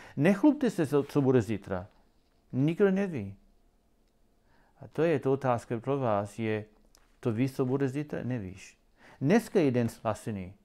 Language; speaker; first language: Czech; non-native, learner; English